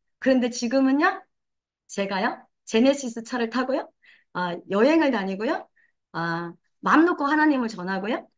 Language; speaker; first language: Korean; native; Korean